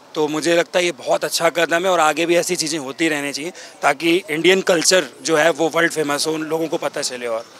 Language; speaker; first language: Hindi; native; Hindi